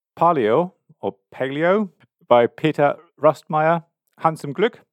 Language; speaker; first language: English; non-native, fluent; German